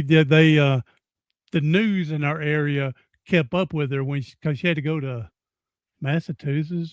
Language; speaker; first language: English; native; English